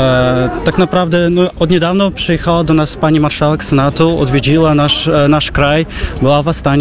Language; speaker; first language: Polish; non-native, fluent; Russian